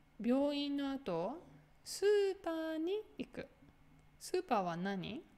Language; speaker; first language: Japanese; native; Japanese